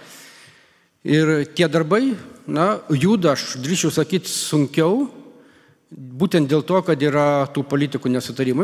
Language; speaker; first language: Lithuanian; native; Lithuanian